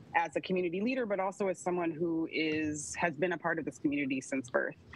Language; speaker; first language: English; native; English